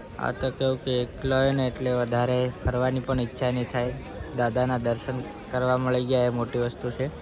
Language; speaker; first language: Gujarati; non-native, local second language; Bhili